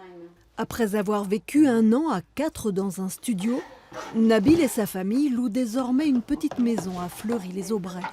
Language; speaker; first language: French; native; French